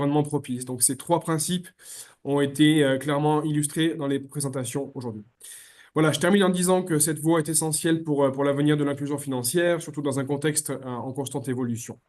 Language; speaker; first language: French; native; French